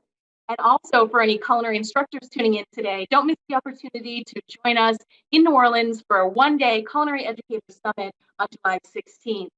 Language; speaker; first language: English; native; English